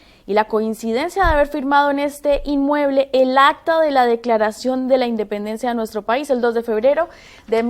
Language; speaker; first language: Spanish; native; Spanish